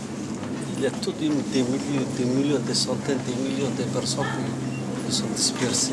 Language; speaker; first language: French; non-native, fluent; Somali